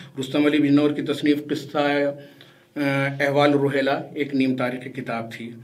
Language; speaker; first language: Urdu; native; Urdu